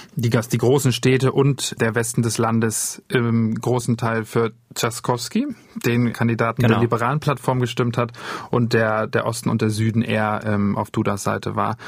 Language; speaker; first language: German; native; German